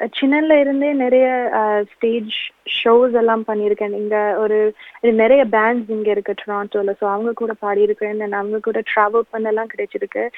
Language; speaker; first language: Tamil; early bilingual, heritage; Tamil